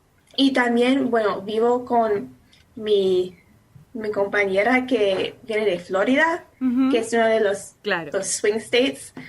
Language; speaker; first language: Spanish; non-native, fluent; English